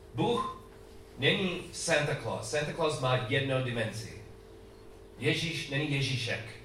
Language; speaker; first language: Czech; non-native, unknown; English